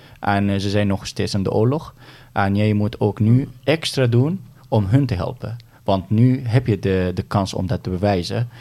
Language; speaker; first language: Dutch; non-native, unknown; Arabic